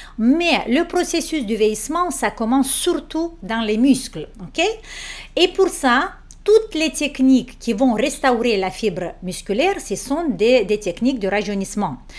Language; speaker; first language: French; non-native, fluent; Romanian